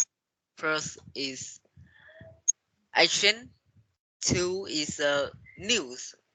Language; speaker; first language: English; non-native, learner; Vietnamese